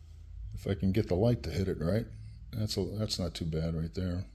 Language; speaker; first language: English; native; English